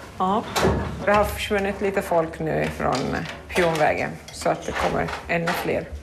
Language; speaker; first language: Swedish; non-native, fluent; Arabic